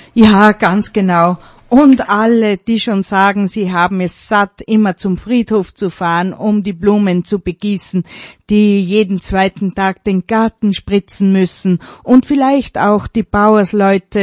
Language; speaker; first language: German; native; German